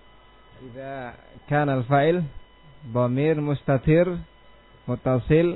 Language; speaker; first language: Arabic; non-native, fluent; Indonesian